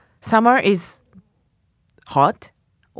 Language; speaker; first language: English; non-native, learner; Japanese